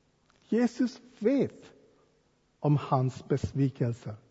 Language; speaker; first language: Swedish; non-native, fluent; English